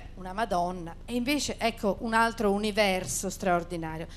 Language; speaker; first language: Italian; native; Italian